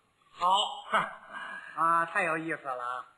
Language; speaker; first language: Chinese; native; Chinese